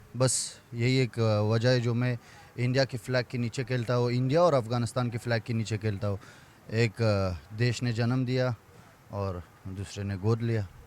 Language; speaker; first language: Hindi; non-native, fluent; Persian